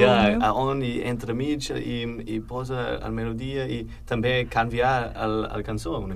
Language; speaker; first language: Catalan; non-native, learner; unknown